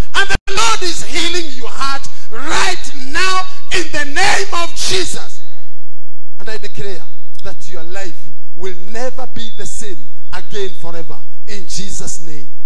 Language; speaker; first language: English; non-native, local second language; Swahili